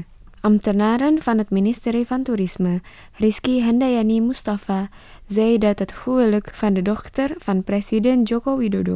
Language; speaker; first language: Dutch; non-native, fluent; Indonesian